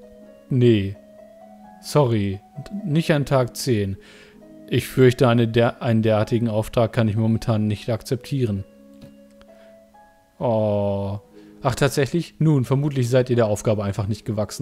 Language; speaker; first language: German; native; German